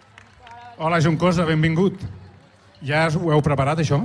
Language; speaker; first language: Catalan; native; Catalan